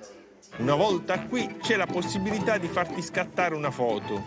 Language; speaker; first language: Italian; native; Italian